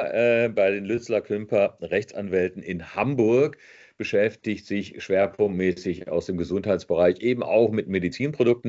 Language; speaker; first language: German; native; German